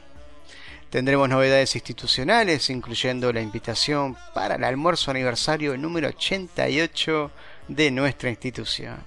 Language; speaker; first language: Spanish; native; Spanish